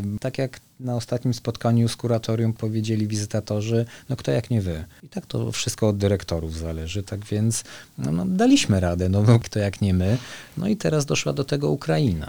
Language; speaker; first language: Polish; native; Polish